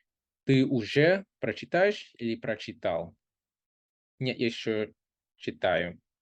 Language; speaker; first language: Russian; non-native, fluent; English